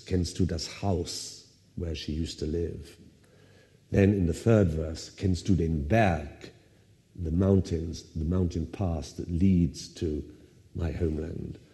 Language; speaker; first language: English; native; English